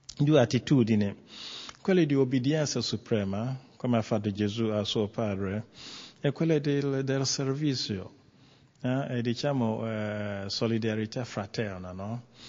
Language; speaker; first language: Italian; non-native, fluent; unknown